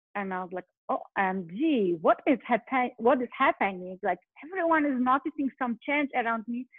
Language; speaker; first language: English; non-native, fluent; Polish